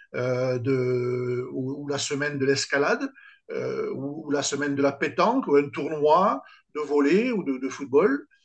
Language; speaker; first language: French; native; French